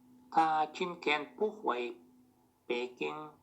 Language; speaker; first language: Chinese; non-native, learner; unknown